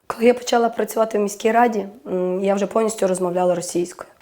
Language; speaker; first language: Ukrainian; native; Ukrainian